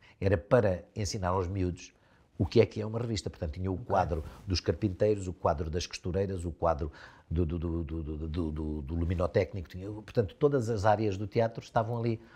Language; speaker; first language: Portuguese; native; Portuguese